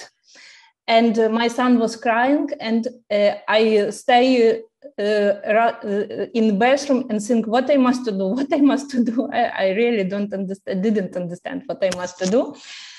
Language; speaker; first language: English; non-native, fluent; Ukrainian